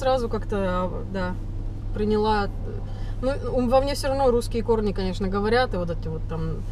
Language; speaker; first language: Russian; native; Russian